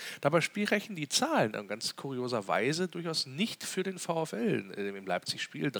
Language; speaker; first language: German; native; German